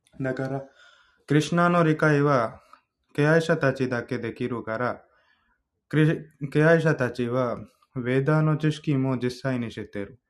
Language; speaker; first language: Japanese; non-native, learner; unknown